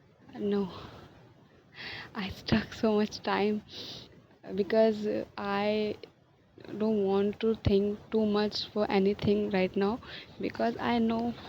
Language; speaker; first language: English; non-native, learner; Hindi